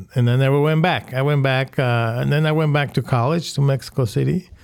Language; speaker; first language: English; non-native, fluent; Spanish